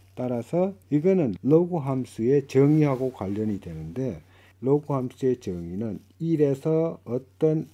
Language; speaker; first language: Korean; native; Korean